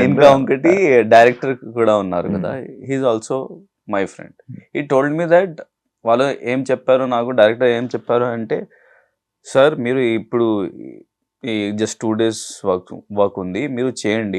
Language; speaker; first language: Telugu; non-native, learner; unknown